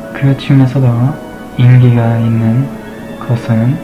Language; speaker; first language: Korean; non-native, learner; English